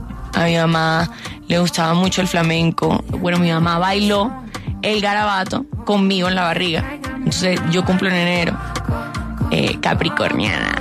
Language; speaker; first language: Spanish; native; Spanish